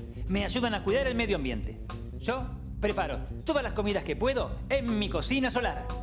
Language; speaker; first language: Spanish; native; Spanish